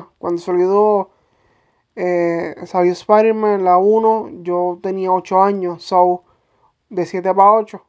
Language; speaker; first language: Spanish; native; Spanish